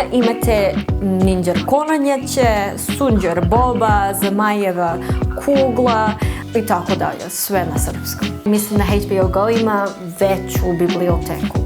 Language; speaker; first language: Croatian; non-native, learner; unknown